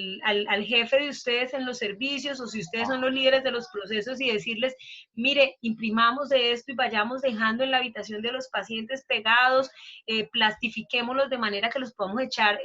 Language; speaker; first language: Spanish; native; Spanish